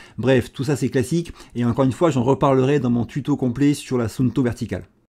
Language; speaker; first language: French; native; French